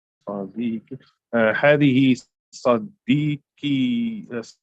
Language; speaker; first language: Arabic; non-native, learner; Dutch